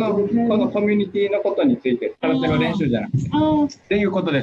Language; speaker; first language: Japanese; native; Japanese